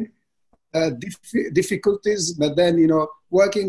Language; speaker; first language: English; non-native, fluent; Italian